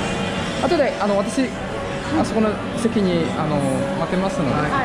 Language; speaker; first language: Japanese; non-native, fluent; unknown